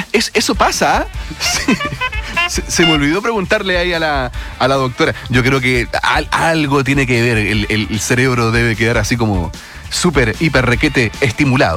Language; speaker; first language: Spanish; native; Spanish